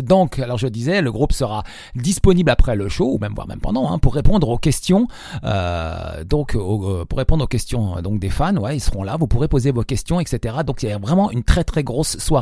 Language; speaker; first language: French; native; French